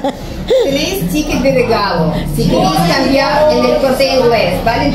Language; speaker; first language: Spanish; native; Spanish